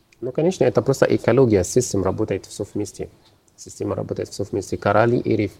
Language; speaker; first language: Russian; non-native, learner; Arabic